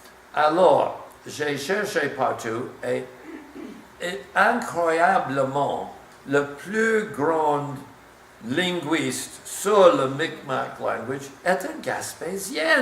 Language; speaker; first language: French; non-native, learner; English